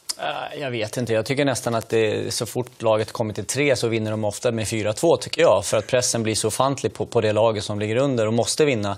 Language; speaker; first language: Swedish; native; Swedish